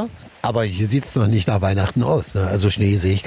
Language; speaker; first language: German; native; German